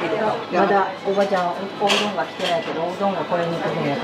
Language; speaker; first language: Japanese; native; Japanese